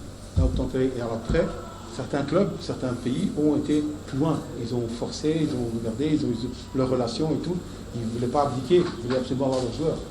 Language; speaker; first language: French; native; French